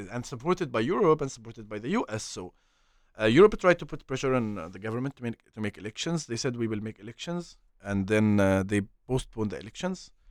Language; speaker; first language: English; non-native, fluent; Arabic